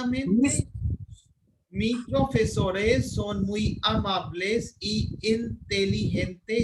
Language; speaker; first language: Spanish; non-native, fluent; Hindi